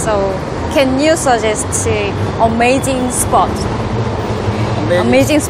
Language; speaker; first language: English; non-native, learner; Korean